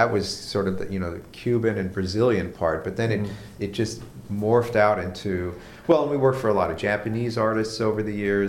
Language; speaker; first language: English; native; English